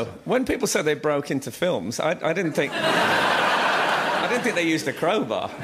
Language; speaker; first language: English; native; English